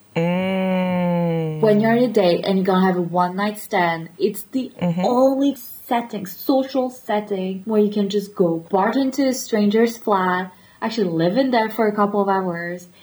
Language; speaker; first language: English; non-native, fluent; French